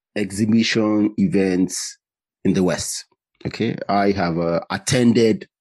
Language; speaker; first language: English; non-native, local second language; Igbo